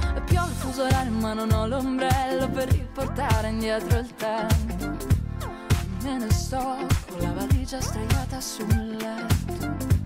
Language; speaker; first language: Italian; native; Italian